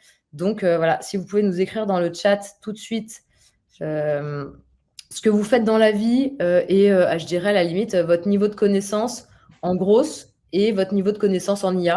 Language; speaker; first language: French; native; French